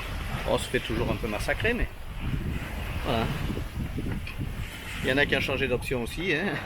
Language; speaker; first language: French; native; French